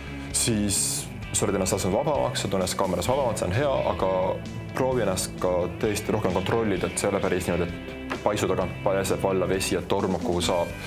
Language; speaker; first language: Estonian; native; Estonian